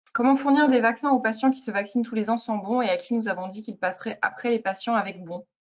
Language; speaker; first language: French; native; French